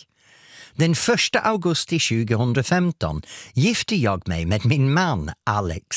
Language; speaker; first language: Swedish; non-native, fluent; English